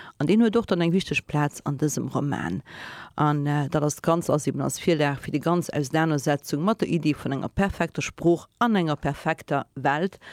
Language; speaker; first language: Luxembourgish; native; Luxembourgish